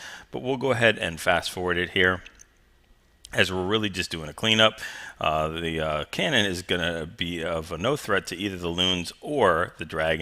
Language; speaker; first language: English; native; English